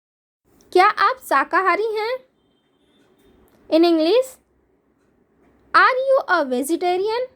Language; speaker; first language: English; non-native, local second language; Hindi